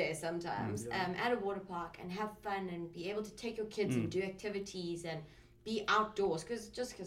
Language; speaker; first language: English; native; English